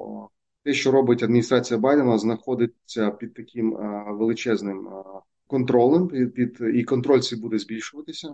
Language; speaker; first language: Ukrainian; native; Ukrainian